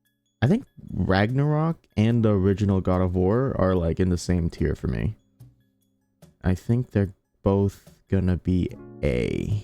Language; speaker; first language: English; native; English